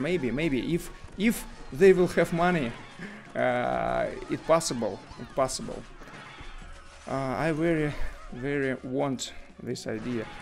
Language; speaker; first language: English; non-native, learner; Russian